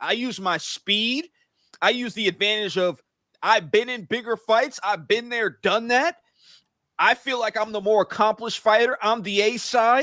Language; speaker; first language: English; native; English